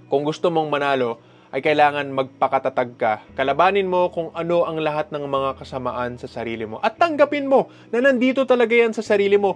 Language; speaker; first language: Filipino; non-native, local second language; Cebuano